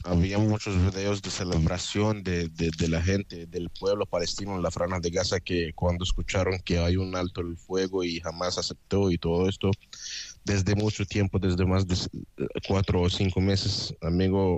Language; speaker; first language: Spanish; non-native, fluent; Arabic